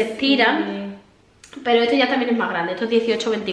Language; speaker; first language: Spanish; native; Spanish